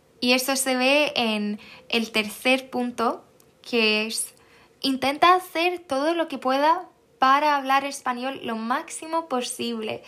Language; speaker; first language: Spanish; non-native, fluent; Swedish